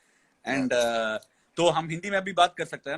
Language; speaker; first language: Hindi; non-native, local second language; Tamil